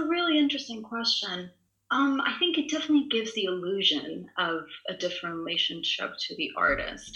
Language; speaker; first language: English; non-native, fluent; Italian